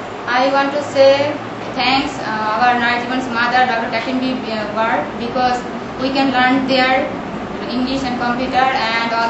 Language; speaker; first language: English; non-native, learner; Bangla